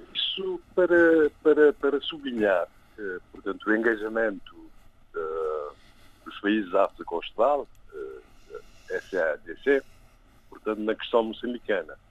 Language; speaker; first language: Portuguese; non-native, local second language; Kabuverdianu